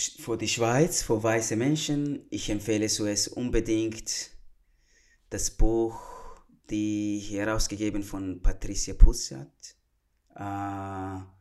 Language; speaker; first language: German; non-native, fluent; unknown